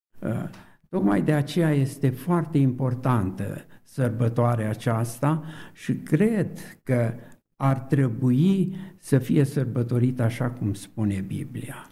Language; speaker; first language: Romanian; native; Romanian